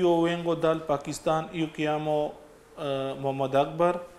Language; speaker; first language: Italian; non-native, learner; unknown